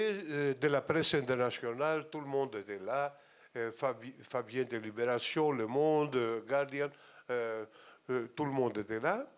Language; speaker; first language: French; non-native, fluent; Greek